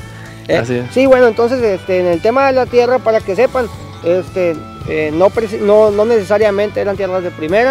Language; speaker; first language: Spanish; native; Spanish